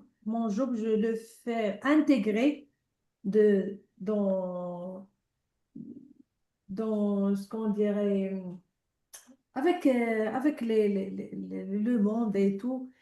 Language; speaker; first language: French; non-native, learner; Arabic